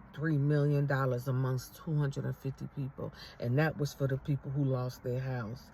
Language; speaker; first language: English; native; English